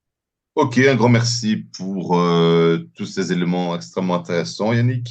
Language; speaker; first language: French; native; French